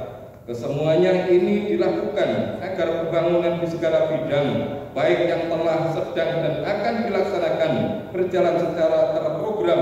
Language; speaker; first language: Indonesian; native; Indonesian